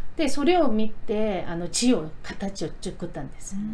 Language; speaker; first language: Japanese; non-native, fluent; Korean